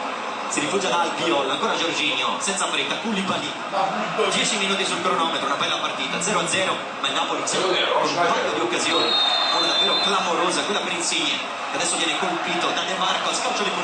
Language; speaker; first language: Italian; native; Italian